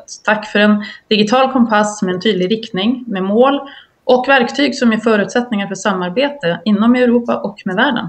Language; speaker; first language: Swedish; native; Swedish